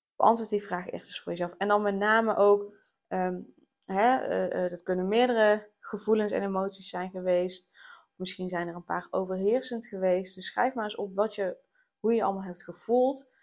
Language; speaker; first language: Dutch; native; Dutch